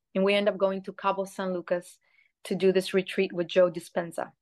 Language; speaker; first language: English; early bilingual, other home language; Spanish